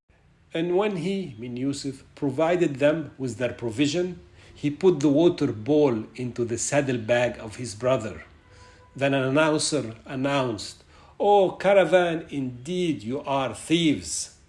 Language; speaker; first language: English; non-native, fluent; Arabic